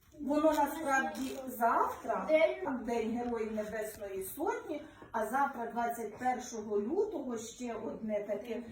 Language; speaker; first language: Ukrainian; native; Ukrainian